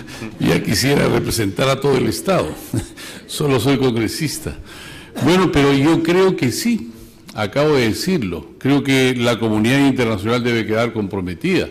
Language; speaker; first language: Spanish; native; Spanish